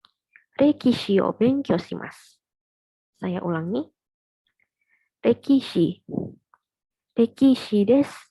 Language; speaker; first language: Japanese; non-native, learner; Indonesian